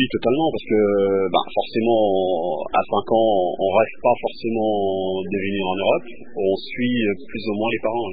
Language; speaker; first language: French; early bilingual, other home language; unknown